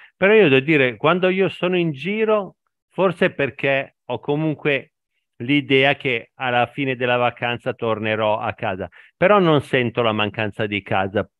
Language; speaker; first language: Italian; native; Italian